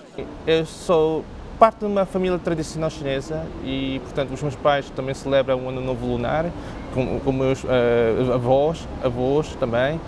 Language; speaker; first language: Portuguese; non-native, local second language; Cantonese